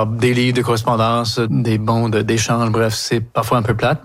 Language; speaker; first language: French; non-native, local second language; English